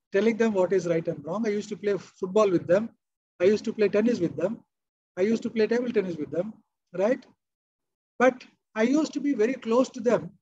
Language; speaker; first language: English; non-native, local second language; Kannada